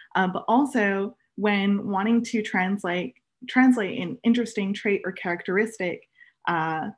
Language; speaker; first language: English; native; English